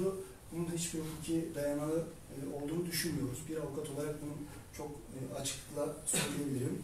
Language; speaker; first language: Turkish; native; Turkish